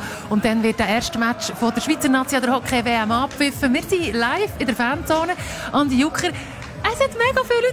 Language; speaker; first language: German; native; German